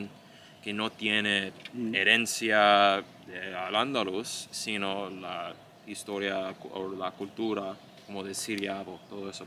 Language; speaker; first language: Spanish; non-native, fluent; English